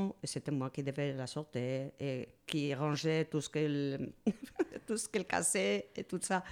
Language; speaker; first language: French; non-native, learner; Spanish